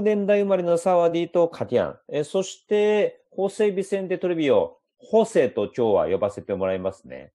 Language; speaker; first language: Japanese; native; Japanese